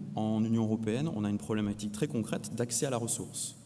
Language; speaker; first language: French; native; French